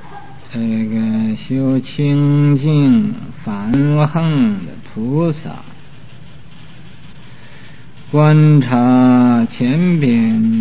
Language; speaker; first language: Chinese; native; Chinese